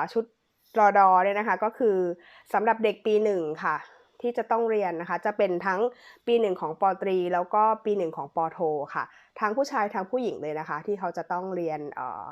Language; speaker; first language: Thai; native; Thai